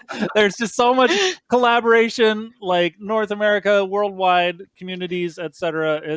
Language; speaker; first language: English; native; English